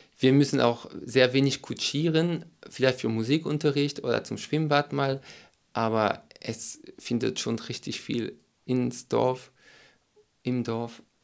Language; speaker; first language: German; non-native, fluent; French